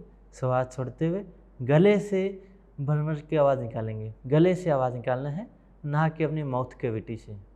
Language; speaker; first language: Hindi; native; Hindi